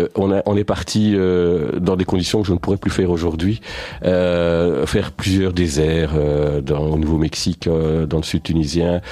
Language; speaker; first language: French; native; French